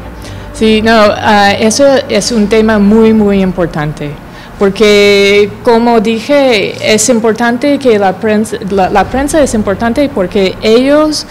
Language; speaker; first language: Spanish; non-native, fluent; English